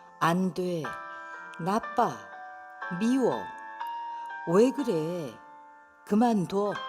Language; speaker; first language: Korean; native; Korean